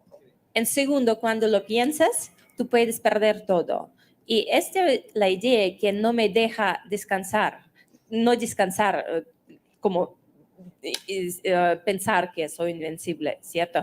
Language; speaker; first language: Spanish; non-native, fluent; Russian